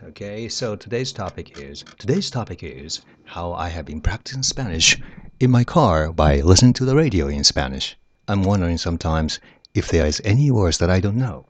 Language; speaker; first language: English; non-native, fluent; Japanese